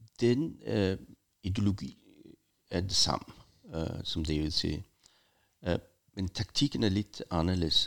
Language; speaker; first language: Danish; non-native, fluent; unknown